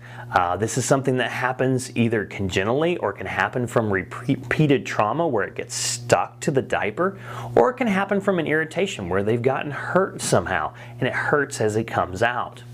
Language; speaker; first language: English; native; English